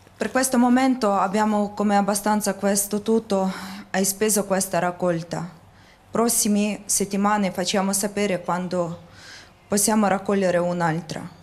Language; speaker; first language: Italian; non-native, learner; Ukrainian